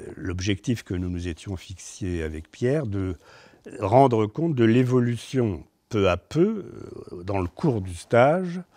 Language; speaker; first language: French; native; French